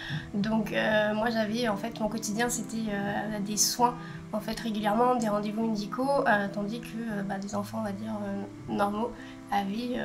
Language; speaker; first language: French; native; French